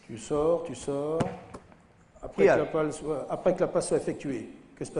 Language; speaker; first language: French; native; French